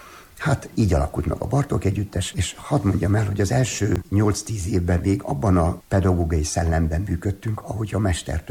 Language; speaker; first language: Hungarian; native; Hungarian